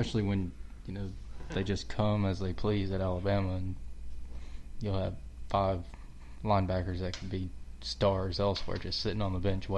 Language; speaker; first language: English; native; English